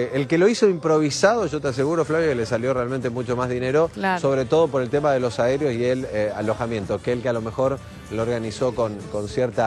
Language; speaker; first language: Spanish; native; Spanish